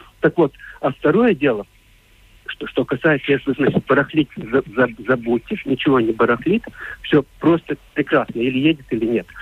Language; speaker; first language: Russian; non-native, local second language; Latvian